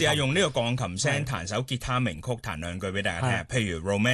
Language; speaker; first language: Cantonese; native; Cantonese